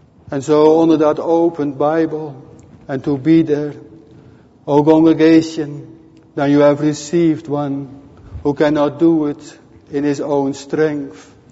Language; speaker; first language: English; non-native, fluent; Dutch